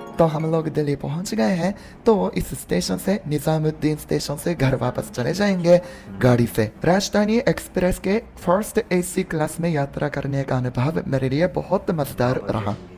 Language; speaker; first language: Hindi; non-native, fluent; Japanese